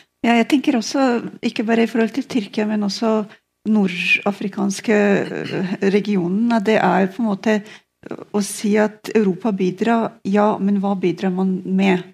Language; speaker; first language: Norwegian; non-native, fluent; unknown